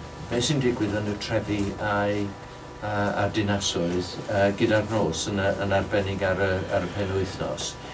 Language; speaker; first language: Welsh; non-native, local second language; English